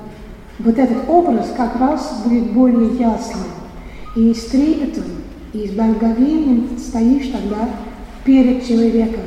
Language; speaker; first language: Russian; non-native, fluent; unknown